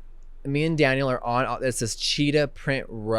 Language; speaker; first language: English; native; English